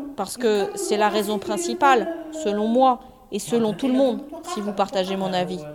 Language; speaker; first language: French; non-native, local second language; Arabic